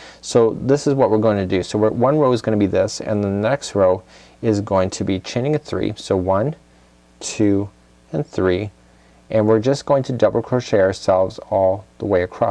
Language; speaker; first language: English; native; English